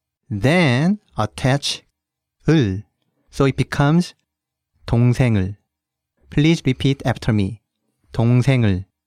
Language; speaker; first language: English; early bilingual, other home language; Korean